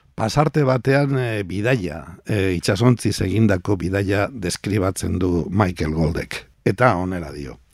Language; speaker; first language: Basque; native; Basque